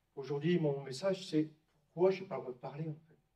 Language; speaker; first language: French; native; French